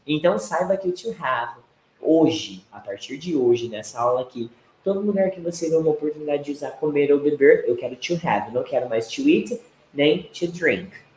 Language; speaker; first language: Portuguese; native; Portuguese